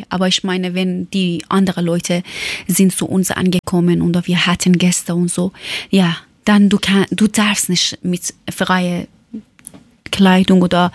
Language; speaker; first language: German; non-native, learner; Persian